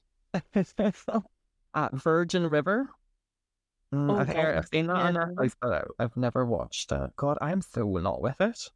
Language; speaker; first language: English; native; English